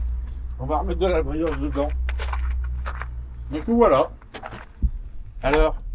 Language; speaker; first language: French; native; French